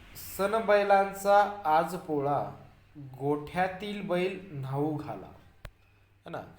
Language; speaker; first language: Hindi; non-native, local second language; Marathi